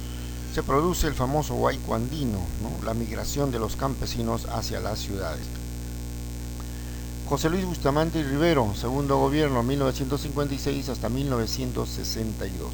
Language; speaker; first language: Spanish; native; Spanish